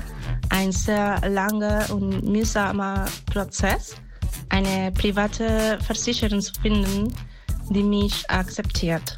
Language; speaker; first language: German; non-native, fluent; Spanish